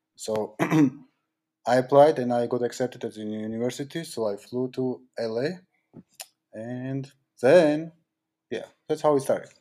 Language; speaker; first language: English; non-native, fluent; Georgian